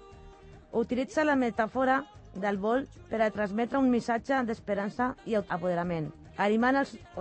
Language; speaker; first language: Catalan; non-native, fluent; Spanish